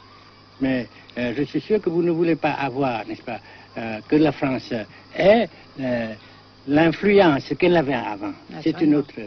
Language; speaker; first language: French; non-native, local second language; Vietnamese